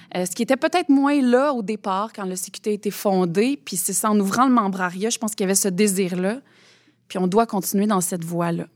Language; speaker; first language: French; native; French